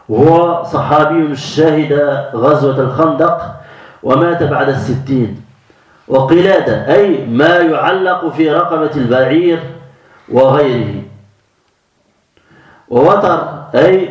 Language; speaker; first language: Arabic; non-native, fluent; French